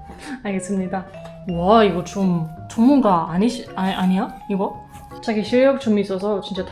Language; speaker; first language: Korean; non-native, learner; German